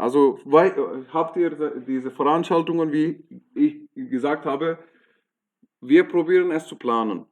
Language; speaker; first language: German; non-native, fluent; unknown